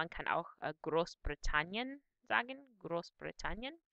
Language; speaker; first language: German; non-native, fluent; English